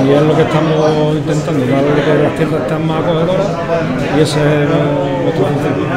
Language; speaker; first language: Spanish; native; Spanish